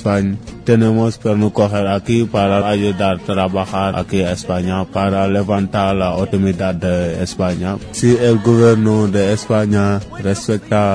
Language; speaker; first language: Spanish; non-native, learner; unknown